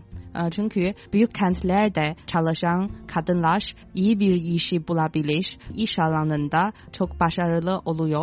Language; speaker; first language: Turkish; non-native, fluent; Chinese